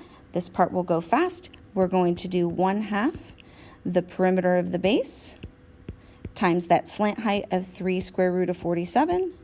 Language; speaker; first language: English; native; English